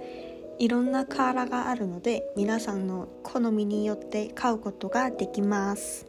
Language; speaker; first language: Japanese; non-native, fluent; Korean